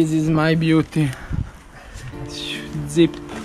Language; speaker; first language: English; non-native, fluent; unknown